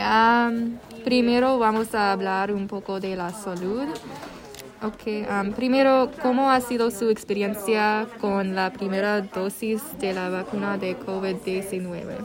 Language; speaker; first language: Spanish; non-native, learner; English